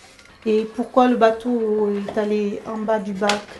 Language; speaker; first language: French; native; French